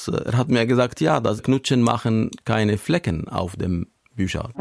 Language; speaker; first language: German; non-native, learner; Arabic